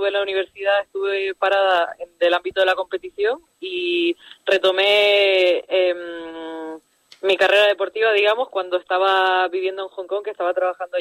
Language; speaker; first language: Spanish; native; Spanish